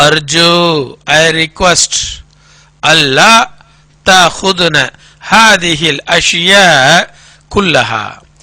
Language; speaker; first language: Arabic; non-native, fluent; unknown